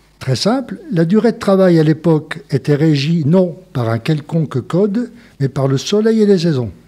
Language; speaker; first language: French; native; French